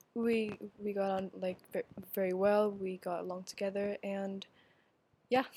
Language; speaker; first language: English; non-native, fluent; Indonesian